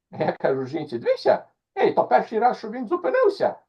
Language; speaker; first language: Ukrainian; early bilingual, other home language; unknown